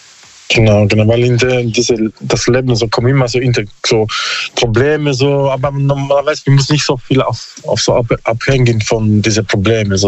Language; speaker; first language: German; non-native, learner; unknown